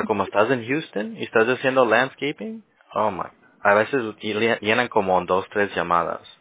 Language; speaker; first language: Spanish; early bilingual, heritage; Spanish